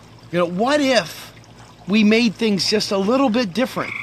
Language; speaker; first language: English; native; English